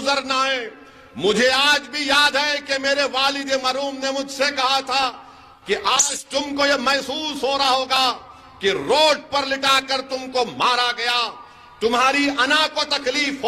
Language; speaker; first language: Urdu; native; Urdu